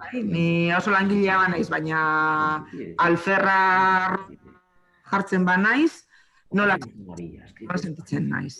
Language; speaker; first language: Basque; non-native, local second language; Spanish